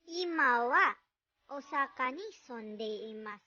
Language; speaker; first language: Japanese; non-native, learner; Filipino